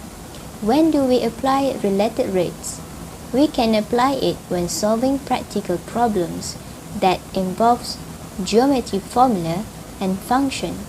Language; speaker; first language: English; non-native, local second language; Malay